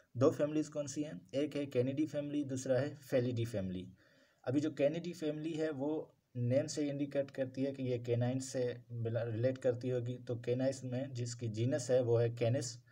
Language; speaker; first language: Urdu; non-native, local second language; Sindhi